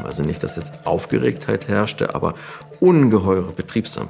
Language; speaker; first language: German; native; German